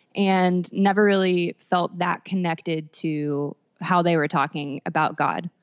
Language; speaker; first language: English; native; English